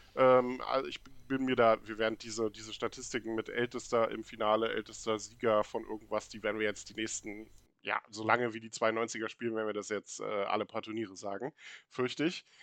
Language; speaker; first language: German; native; German